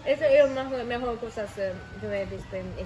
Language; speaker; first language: Spanish; non-native, learner; Japanese